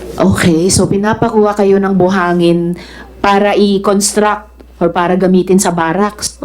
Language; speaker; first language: Filipino; native; Filipino